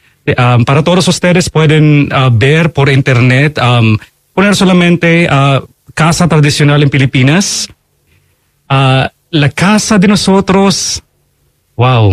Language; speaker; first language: Spanish; non-native, fluent; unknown